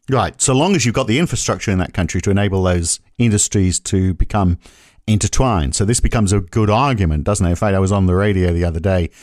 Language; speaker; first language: English; native; English